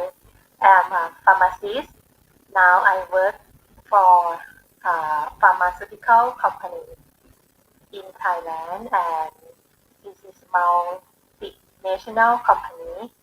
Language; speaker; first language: English; non-native, learner; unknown